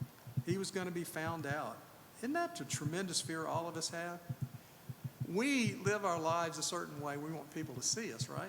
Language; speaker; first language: English; native; English